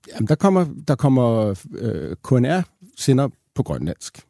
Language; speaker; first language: Danish; native; Danish